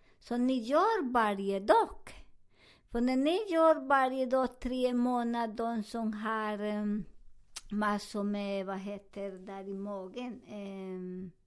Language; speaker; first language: Swedish; non-native, learner; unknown